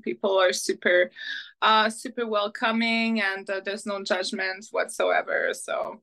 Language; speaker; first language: English; non-native, fluent; French